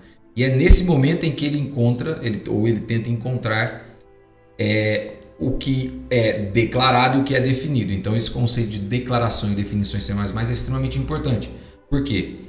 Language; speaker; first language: Portuguese; native; Portuguese